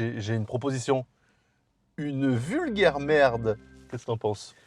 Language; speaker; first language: French; native; French